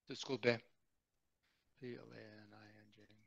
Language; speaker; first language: Portuguese; non-native, learner; English